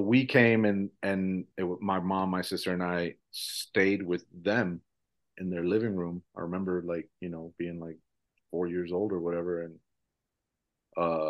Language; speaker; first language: English; early bilingual, other home language; Spanish